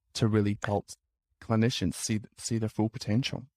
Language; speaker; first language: English; native; English